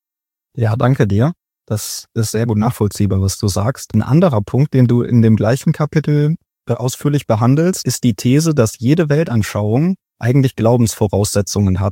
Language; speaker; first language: German; native; German